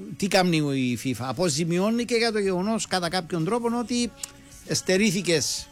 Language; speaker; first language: Greek; native; Greek